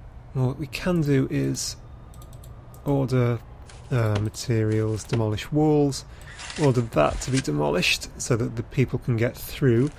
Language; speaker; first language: English; native; English